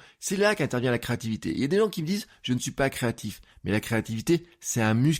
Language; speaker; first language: French; native; French